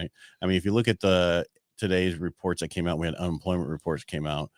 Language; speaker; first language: English; native; English